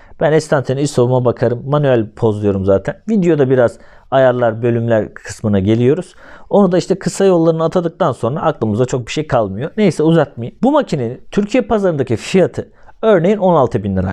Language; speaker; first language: Turkish; native; Turkish